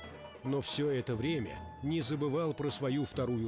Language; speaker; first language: Russian; native; Russian